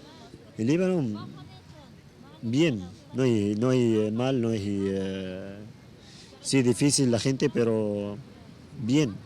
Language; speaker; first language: Spanish; non-native, learner; Arabic